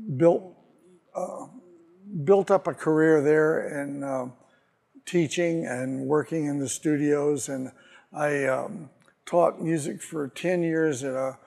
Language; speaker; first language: English; native; English